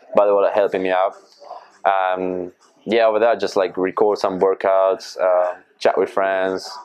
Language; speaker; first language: English; non-native, fluent; Spanish